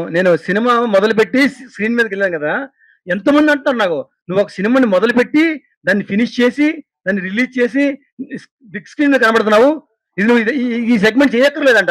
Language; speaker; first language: Telugu; native; Telugu